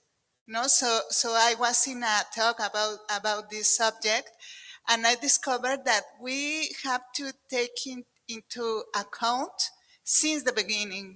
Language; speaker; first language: English; non-native, learner; Spanish